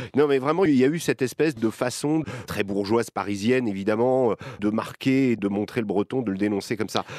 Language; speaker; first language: French; native; French